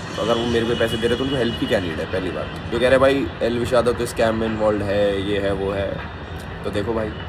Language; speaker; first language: Hindi; native; Hindi